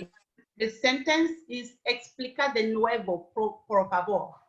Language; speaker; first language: Spanish; non-native, learner; English